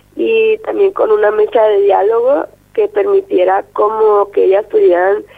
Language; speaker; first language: Spanish; native; Spanish